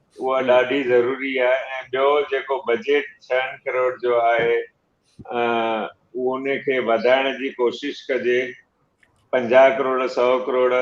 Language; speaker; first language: Sindhi; early bilingual, heritage; Sindhi